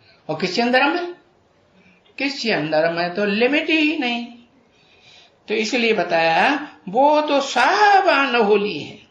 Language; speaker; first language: Hindi; native; Hindi